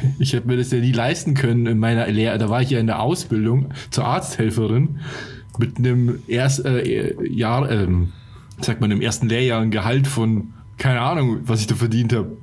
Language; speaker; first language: German; early bilingual, other home language; Polish